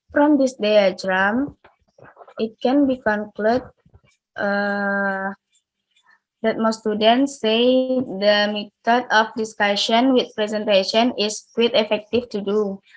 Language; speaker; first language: English; non-native, learner; Indonesian